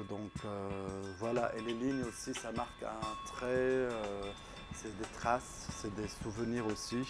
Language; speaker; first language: French; non-native, local second language; Arabic